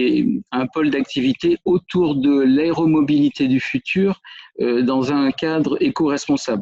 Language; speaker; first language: French; native; French